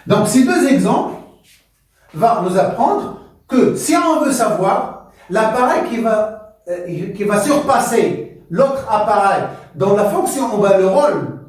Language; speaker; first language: French; non-native, local second language; Arabic